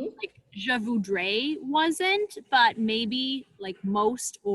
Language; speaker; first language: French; non-native, fluent; English